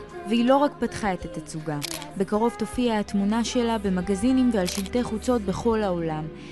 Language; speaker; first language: Hebrew; native; Hebrew